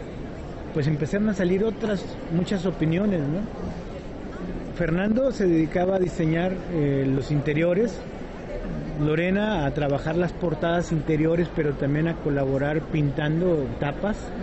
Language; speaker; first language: Spanish; native; Spanish